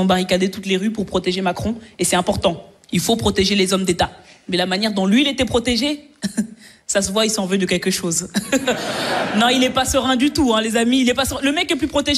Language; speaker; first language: French; native; French